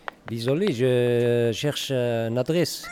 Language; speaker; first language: French; non-native, learner; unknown